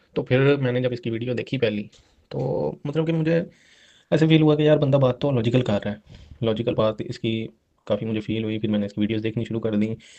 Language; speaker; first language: Urdu; non-native, local second language; Punjabi